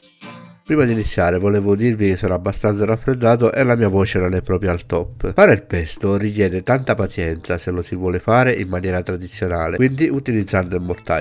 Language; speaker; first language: Italian; native; Italian